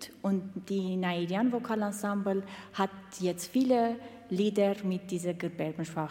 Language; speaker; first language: German; non-native, learner; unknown